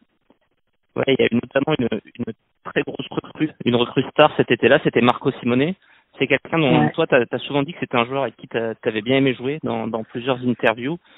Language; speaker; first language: French; native; French